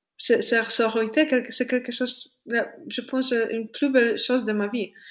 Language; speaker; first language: French; non-native, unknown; Polish